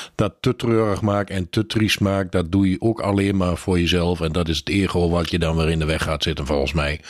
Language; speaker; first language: Dutch; native; Dutch